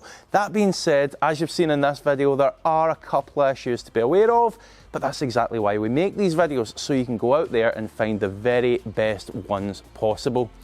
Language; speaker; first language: English; native; English